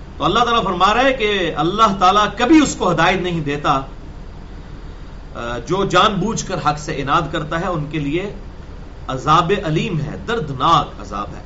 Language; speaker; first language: Urdu; non-native, local second language; Punjabi